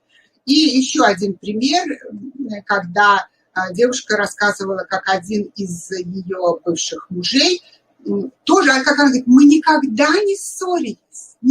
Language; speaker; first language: Russian; native; Russian